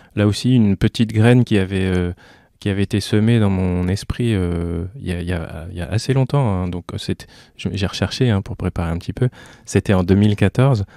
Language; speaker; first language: French; native; French